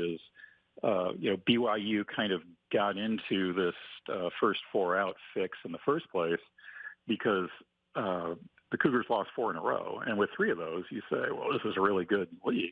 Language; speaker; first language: English; native; English